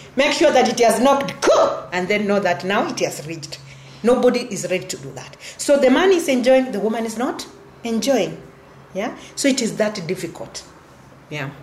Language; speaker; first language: English; non-native, local second language; Gusii